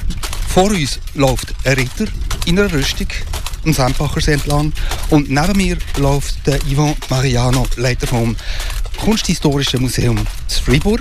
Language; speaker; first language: German; native; German